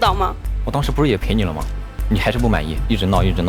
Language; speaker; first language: Chinese; native; Chinese